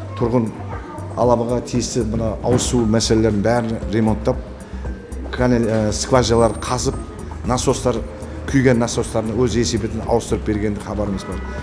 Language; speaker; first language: Kazakh; non-native, local second language; Uzbek